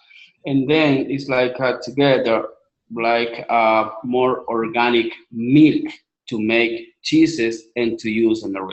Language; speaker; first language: English; non-native, learner; Spanish